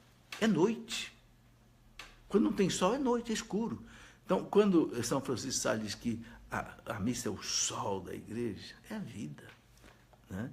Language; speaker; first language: Portuguese; native; Portuguese